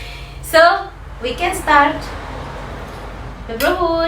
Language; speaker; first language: English; non-native, learner; Indonesian